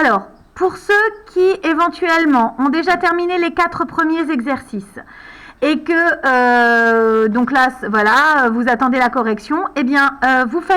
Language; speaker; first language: French; native; French